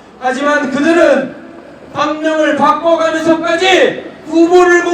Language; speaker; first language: Korean; native; Korean